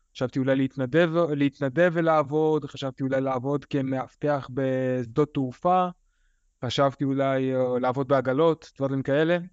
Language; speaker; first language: Hebrew; early bilingual, other home language; Russian